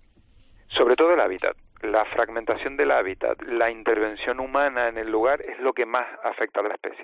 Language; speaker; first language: Spanish; native; Spanish